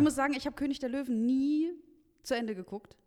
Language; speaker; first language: German; native; German